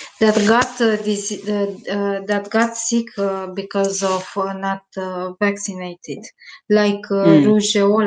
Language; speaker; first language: English; non-native, learner; Romanian